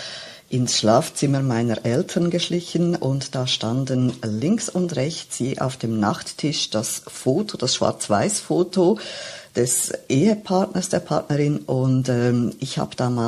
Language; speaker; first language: German; native; German